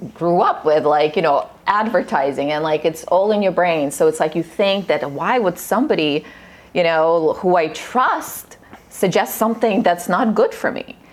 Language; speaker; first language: English; early bilingual, other home language; Russian